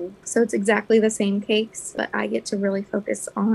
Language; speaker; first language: English; native; English